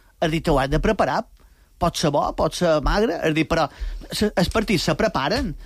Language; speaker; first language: Catalan; native; Catalan